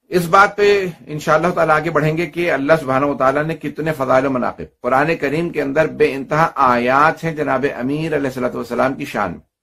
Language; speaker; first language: Urdu; native; Urdu